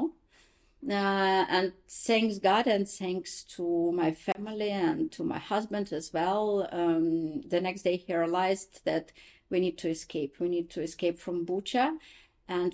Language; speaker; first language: English; non-native, fluent; Ukrainian